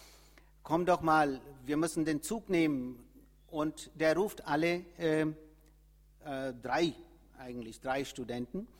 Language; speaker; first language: German; non-native, fluent; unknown